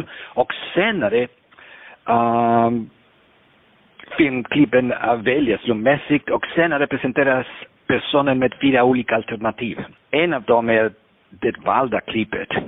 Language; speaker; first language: Swedish; non-native, fluent; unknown